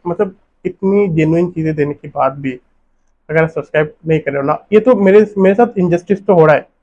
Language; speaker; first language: Hindi; non-native, local second language; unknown